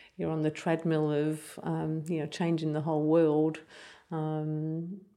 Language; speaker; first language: English; native; English